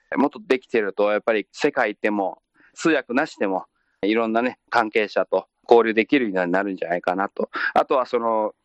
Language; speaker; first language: Japanese; non-native, fluent; Chinese